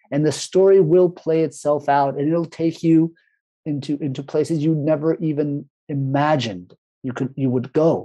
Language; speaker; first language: English; early bilingual, other home language; Spanish